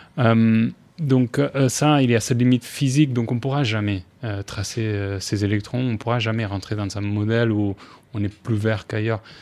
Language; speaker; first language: French; non-native, fluent; Spanish